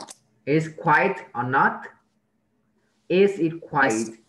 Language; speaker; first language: English; non-native, learner; Vietnamese